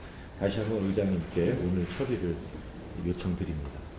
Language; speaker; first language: Korean; native; Korean